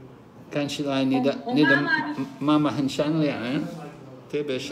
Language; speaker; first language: Chinese; non-native, learner; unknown